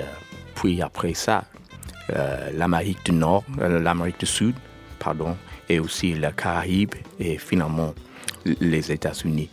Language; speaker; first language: French; non-native, learner; English